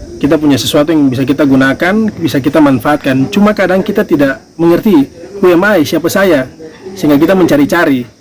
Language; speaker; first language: Indonesian; native; Indonesian